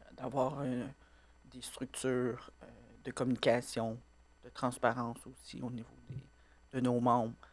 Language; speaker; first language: French; native; French